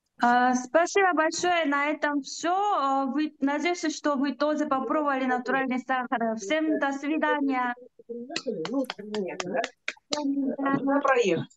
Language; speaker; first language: Russian; non-native, learner; Korean